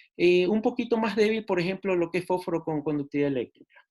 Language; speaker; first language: Spanish; native; Spanish